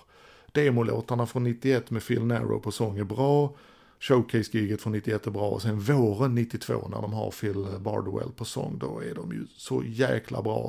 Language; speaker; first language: Swedish; native; Swedish